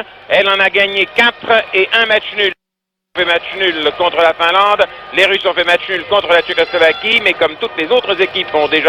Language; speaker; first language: French; native; French